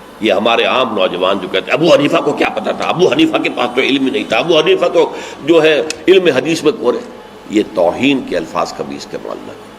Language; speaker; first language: Urdu; native; Urdu